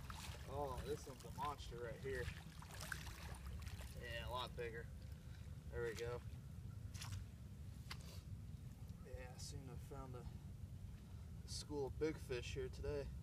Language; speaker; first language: English; native; English